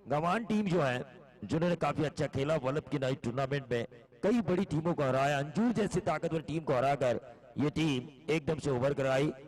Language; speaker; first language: Hindi; non-native, local second language; Marathi